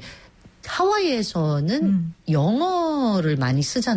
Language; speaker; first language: Korean; native; Korean